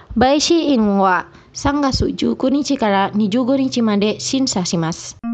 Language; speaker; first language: Japanese; non-native, fluent; Indonesian